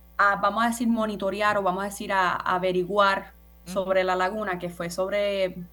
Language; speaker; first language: Spanish; native; Spanish